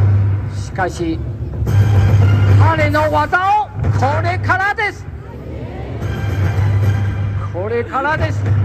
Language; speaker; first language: Japanese; non-native, learner; Chinese